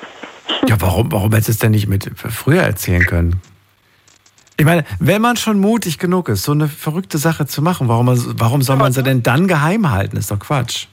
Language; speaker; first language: German; native; German